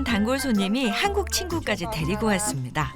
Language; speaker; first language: Korean; native; Korean